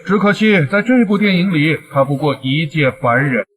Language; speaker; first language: Chinese; native; Chinese